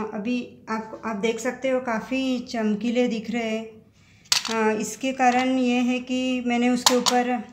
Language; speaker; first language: Hindi; non-native, local second language; Marathi